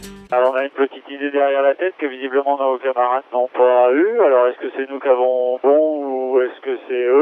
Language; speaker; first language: French; native; French